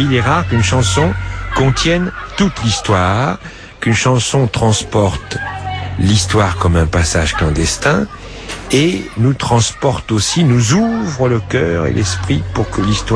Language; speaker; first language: French; native; French